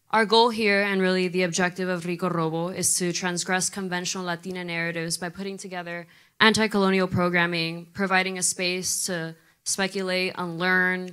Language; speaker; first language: English; native; English